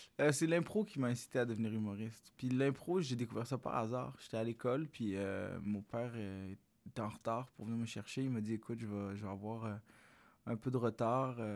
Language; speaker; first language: French; early bilingual, other home language; Arabic